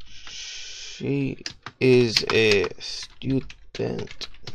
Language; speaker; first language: English; native; English